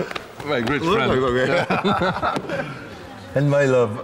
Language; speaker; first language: English; non-native, learner; French